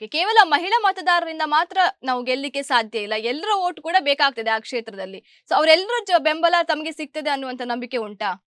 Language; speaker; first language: Kannada; native; Kannada